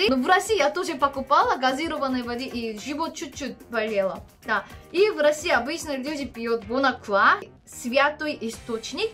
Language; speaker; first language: Russian; non-native, learner; Korean